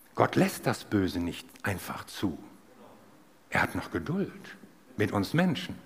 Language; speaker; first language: German; native; German